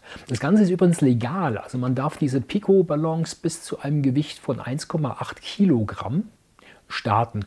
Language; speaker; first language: German; native; German